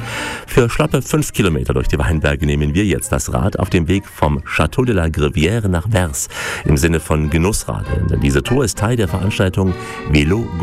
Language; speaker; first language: German; native; German